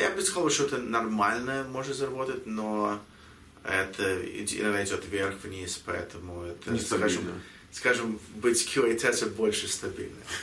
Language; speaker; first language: Russian; early bilingual, heritage; Russian